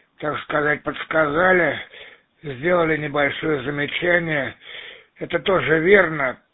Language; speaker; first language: Russian; native; Russian